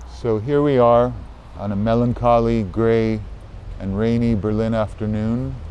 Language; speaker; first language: English; native; English